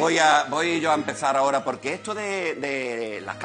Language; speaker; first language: Spanish; native; Spanish